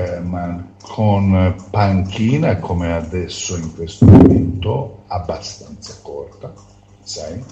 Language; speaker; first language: Italian; non-native, fluent; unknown